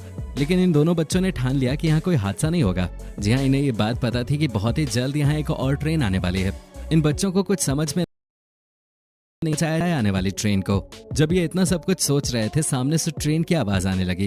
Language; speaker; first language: Hindi; native; Hindi